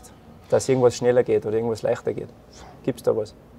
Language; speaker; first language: German; native; German